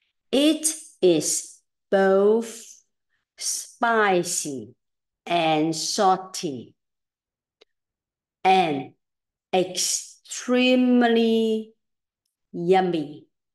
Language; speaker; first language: English; non-native, local second language; Cantonese